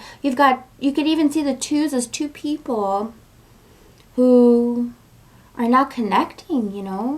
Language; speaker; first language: English; native; English